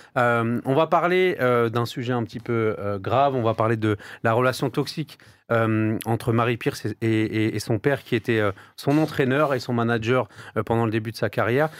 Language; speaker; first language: French; native; French